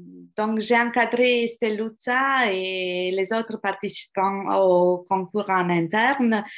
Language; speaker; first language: French; non-native, fluent; Romanian